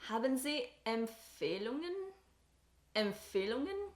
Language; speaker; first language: German; non-native, learner; English